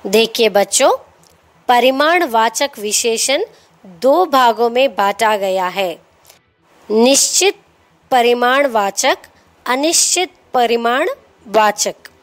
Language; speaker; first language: Hindi; non-native, local second language; Telugu